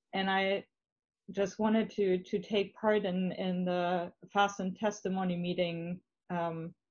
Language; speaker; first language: English; non-native, fluent; German